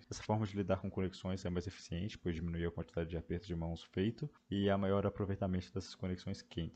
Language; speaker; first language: Portuguese; native; Portuguese